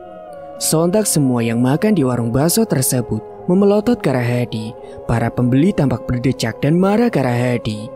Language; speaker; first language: Indonesian; native; Indonesian